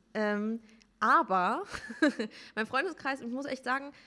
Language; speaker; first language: German; early bilingual, other home language; Turkish